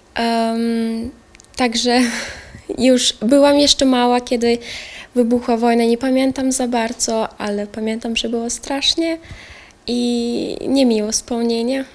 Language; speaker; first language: Polish; non-native, fluent; Russian